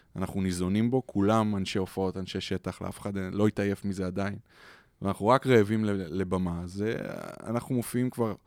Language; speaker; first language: Hebrew; native; Hebrew